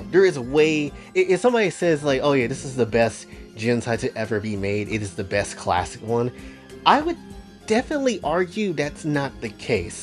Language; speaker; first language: English; native; English